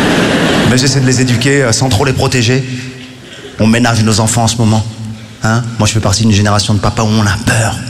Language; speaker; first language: French; native; French